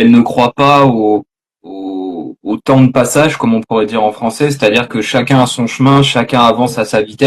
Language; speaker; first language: French; native; French